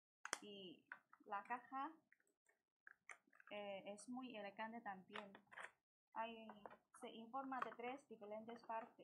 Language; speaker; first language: Spanish; non-native, learner; Chinese